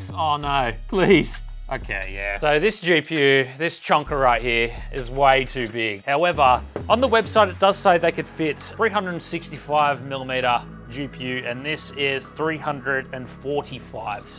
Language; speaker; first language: English; native; English